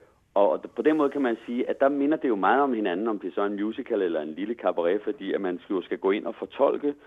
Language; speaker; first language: Danish; native; Danish